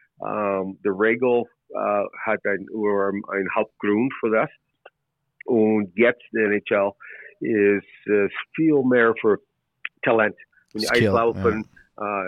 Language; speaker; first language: German; non-native, learner; English